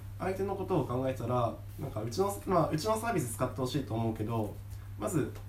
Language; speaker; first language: Japanese; native; Japanese